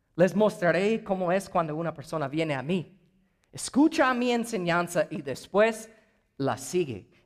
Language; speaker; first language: Spanish; non-native, fluent; English